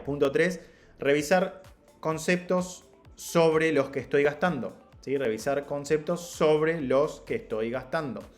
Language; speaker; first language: Spanish; native; Spanish